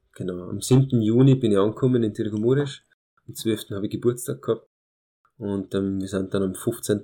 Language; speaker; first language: German; early bilingual, other home language; Hungarian